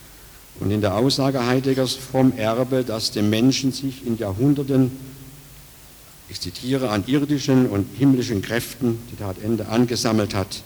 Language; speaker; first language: German; native; German